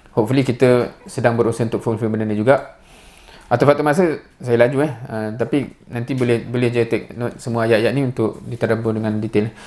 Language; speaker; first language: Malay; native; Malay